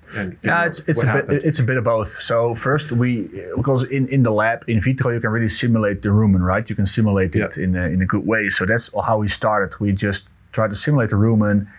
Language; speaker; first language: English; non-native, fluent; Dutch